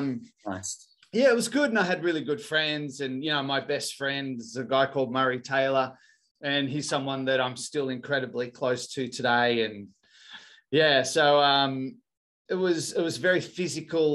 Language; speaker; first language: English; native; English